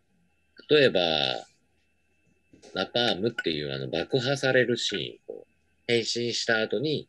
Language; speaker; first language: Japanese; native; Japanese